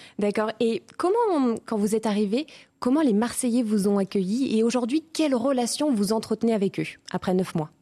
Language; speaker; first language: French; native; French